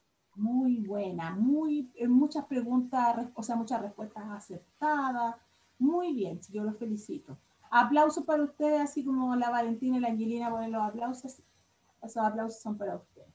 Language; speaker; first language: Spanish; native; Spanish